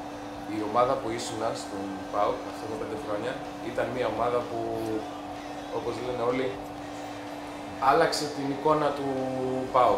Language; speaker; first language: Greek; native; Greek